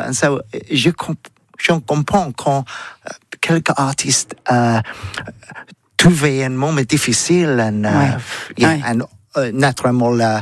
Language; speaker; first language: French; non-native, learner; English